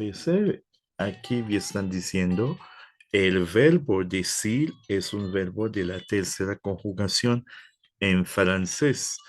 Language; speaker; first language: Spanish; non-native, fluent; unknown